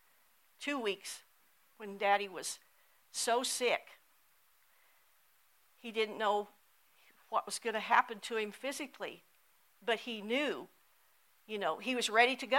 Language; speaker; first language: English; native; English